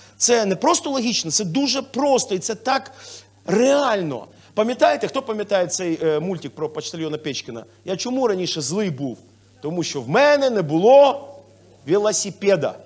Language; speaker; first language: Ukrainian; non-native, local second language; Russian